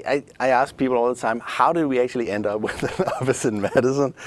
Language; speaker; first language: English; non-native, fluent; Danish